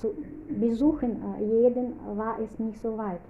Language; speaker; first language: German; non-native, fluent; Russian